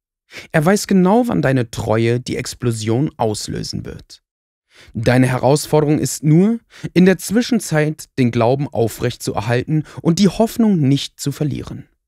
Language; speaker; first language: German; native; German